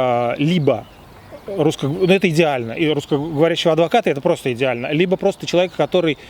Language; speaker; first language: Russian; native; Russian